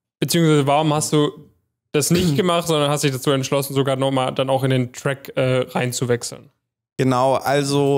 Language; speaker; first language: German; native; German